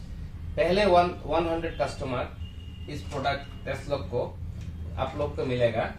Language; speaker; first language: Hindi; non-native, learner; Bangla